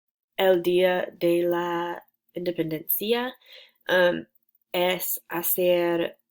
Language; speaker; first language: Spanish; non-native, learner; English